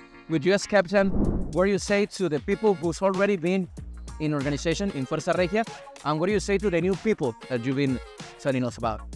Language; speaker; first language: English; non-native, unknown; Spanish